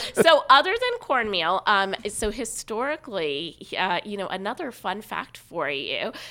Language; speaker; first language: English; native; English